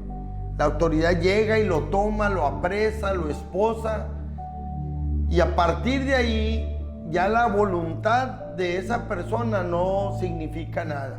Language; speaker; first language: Spanish; native; Spanish